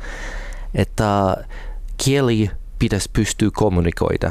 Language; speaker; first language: Finnish; non-native, learner; English